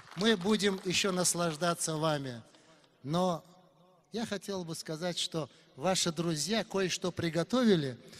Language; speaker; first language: Russian; non-native, local second language; Uzbek